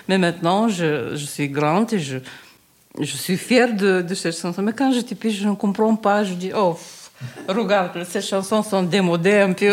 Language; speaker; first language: French; non-native, learner; Bulgarian